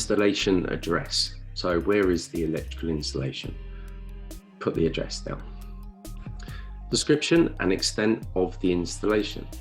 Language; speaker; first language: English; native; English